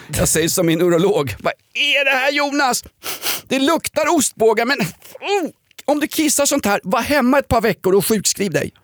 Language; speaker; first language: Swedish; native; Swedish